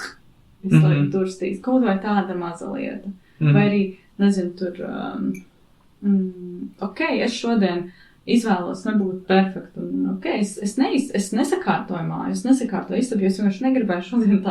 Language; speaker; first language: Latvian; native; Latvian